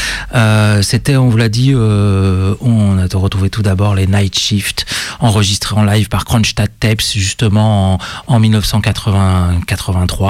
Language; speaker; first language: French; native; French